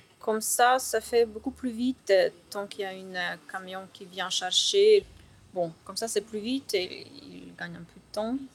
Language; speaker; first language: French; non-native, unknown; Ukrainian